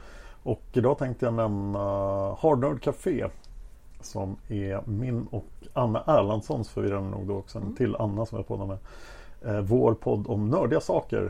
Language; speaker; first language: Swedish; native; Swedish